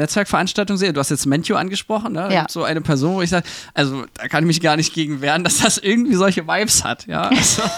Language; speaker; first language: German; native; German